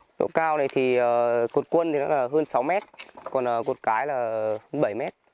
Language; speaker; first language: Vietnamese; non-native, local second language; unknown